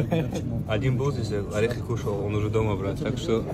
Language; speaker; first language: Russian; non-native, local second language; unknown